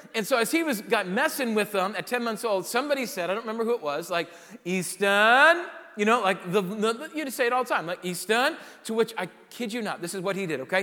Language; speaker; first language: English; native; English